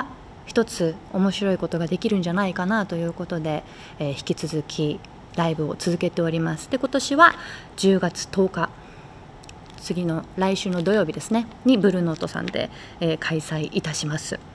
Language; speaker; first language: Japanese; native; Japanese